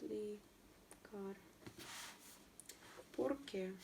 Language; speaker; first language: Spanish; non-native, learner; Russian